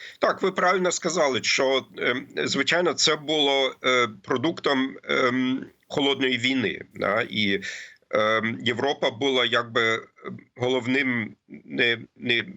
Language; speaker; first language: Ukrainian; non-native, fluent; German